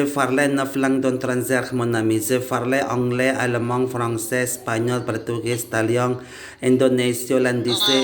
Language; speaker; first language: French; non-native, learner; Indonesian